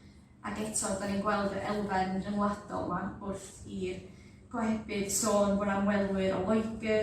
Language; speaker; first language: Welsh; native; Welsh